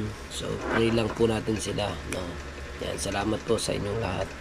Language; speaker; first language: Filipino; native; Filipino